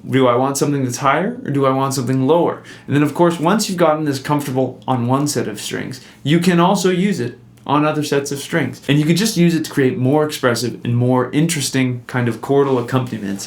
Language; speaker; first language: English; native; English